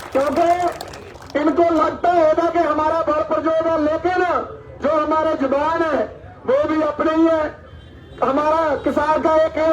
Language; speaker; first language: Hindi; native; Hindi